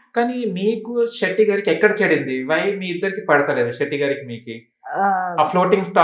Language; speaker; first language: Telugu; native; Telugu